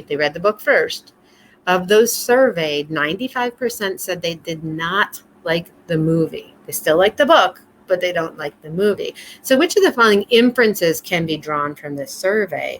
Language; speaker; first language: English; native; English